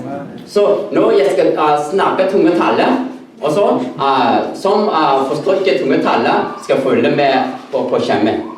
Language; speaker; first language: Norwegian; non-native, learner; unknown